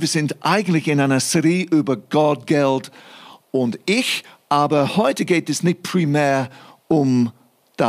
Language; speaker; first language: German; non-native, fluent; English